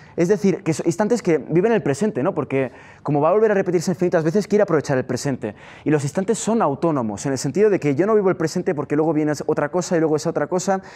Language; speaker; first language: Spanish; non-native, fluent; Italian